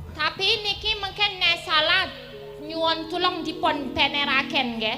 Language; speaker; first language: Javanese; native; Javanese